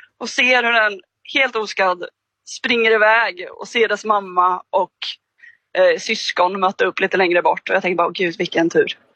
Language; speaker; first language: Swedish; native; Swedish